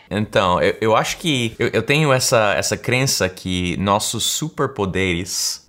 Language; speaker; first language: Portuguese; early bilingual, heritage; English